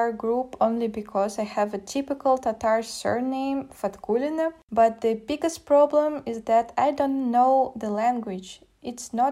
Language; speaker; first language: English; non-native, fluent; Russian